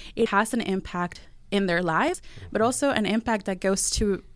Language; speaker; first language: English; early bilingual, other home language; Spanish